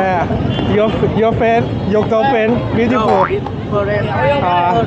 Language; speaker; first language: English; non-native, learner; Thai